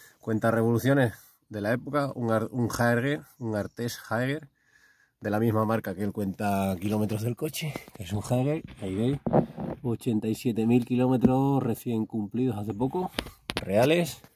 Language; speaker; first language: Spanish; native; Spanish